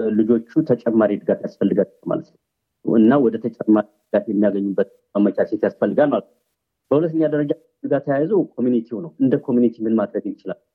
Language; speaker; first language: Amharic; native; Amharic